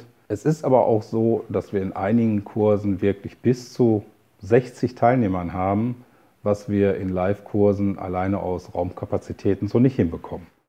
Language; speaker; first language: German; native; German